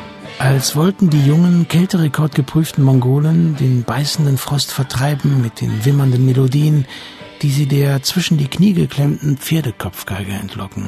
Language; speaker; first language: German; native; German